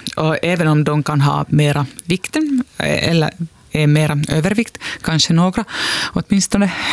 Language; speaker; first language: Swedish; non-native, local second language; Finnish